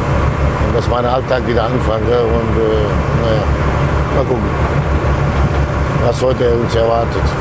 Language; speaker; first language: German; non-native, local second language; Turkish